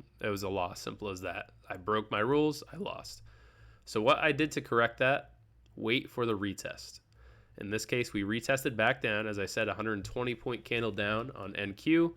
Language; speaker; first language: English; native; English